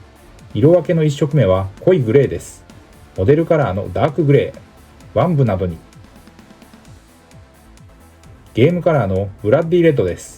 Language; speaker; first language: Japanese; native; Japanese